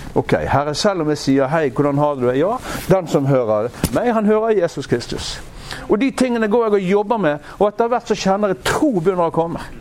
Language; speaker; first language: Norwegian; native; Norwegian